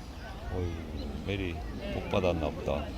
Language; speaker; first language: Korean; native; Korean